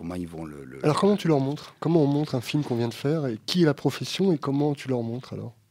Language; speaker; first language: French; native; French